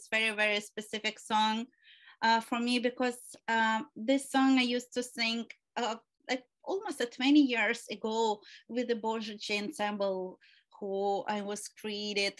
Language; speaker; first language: English; non-native, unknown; Ukrainian